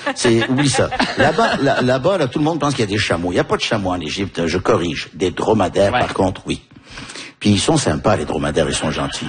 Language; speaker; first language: French; early bilingual, heritage; French